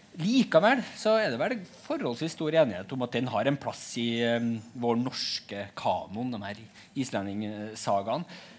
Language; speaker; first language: Norwegian; native; Norwegian